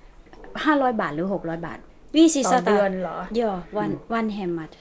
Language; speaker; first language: Finnish; non-native, learner; Thai